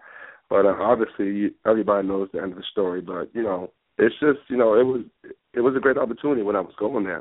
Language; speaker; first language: English; non-native, local second language; Yoruba